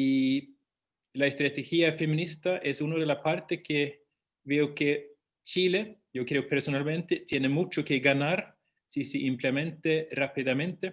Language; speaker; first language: Spanish; non-native, fluent; Swedish